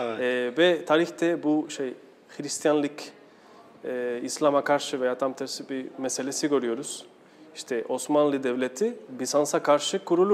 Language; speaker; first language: Turkish; non-native, fluent; Spanish